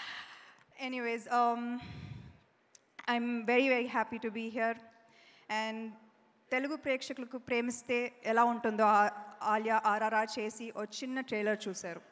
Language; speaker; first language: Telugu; non-native, local second language; Tamil